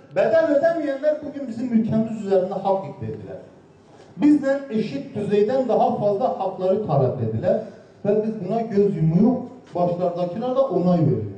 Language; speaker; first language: Turkish; native; Turkish